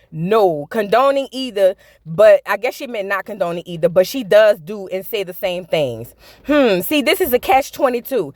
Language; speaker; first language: English; native; English